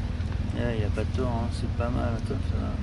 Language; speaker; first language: French; native; French